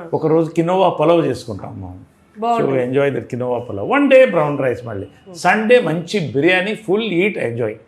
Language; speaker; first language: Telugu; native; Telugu